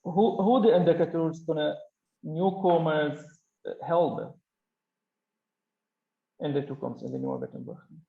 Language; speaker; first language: Dutch; non-native, fluent; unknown